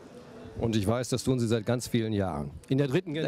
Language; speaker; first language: German; native; German